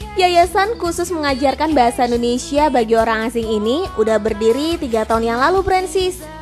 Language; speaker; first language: Indonesian; native; Indonesian